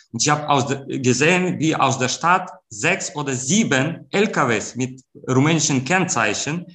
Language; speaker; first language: German; non-native, fluent; Ukrainian